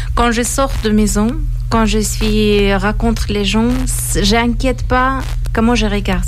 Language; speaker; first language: French; non-native, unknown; Persian